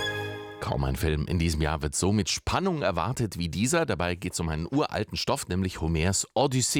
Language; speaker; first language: German; native; German